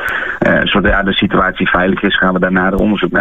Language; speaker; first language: Dutch; native; Dutch